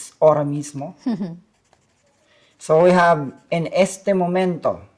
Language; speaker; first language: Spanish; non-native, learner; Filipino